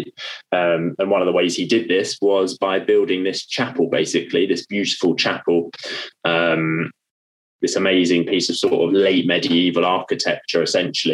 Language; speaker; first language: English; native; English